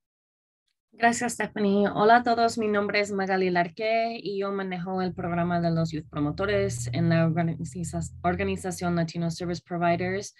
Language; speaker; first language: Spanish; early bilingual, other home language; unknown